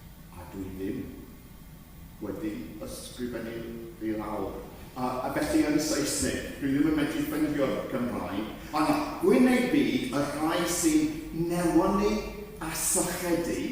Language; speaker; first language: Welsh; non-native, fluent; English